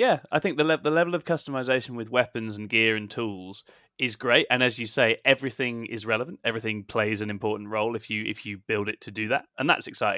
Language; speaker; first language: English; native; English